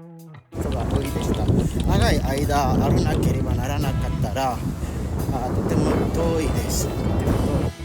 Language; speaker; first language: Japanese; non-native, learner; French